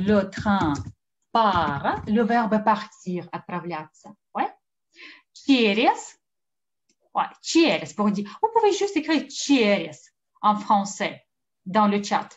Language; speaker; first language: French; non-native, fluent; Russian